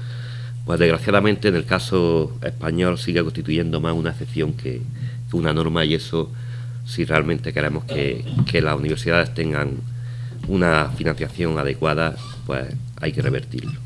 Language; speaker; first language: Spanish; native; Spanish